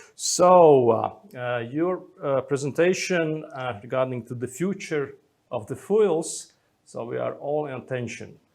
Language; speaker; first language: English; non-native, fluent; Latvian